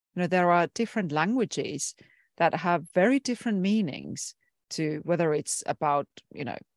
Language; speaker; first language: English; non-native, fluent; Finnish